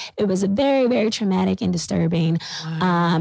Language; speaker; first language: English; native; English